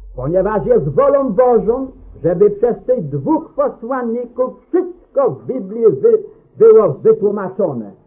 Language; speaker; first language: Polish; native; Polish